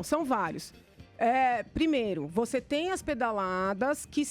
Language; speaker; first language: Portuguese; native; Portuguese